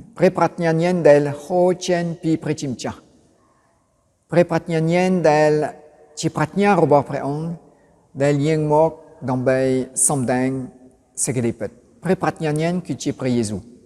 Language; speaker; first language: Khmer; non-native, fluent; French